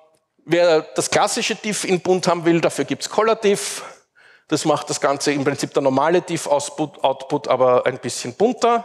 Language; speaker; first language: German; native; German